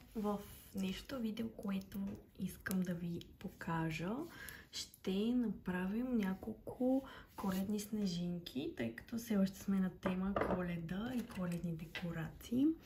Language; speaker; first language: Bulgarian; native; Bulgarian